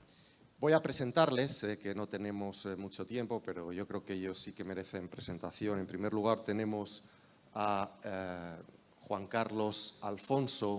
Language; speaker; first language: Spanish; native; Spanish